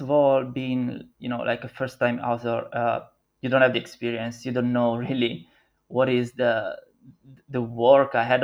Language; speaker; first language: English; non-native, fluent; Italian